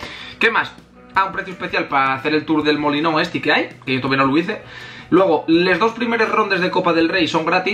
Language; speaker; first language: Spanish; native; Spanish